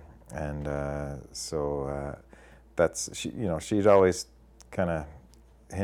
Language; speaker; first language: English; native; English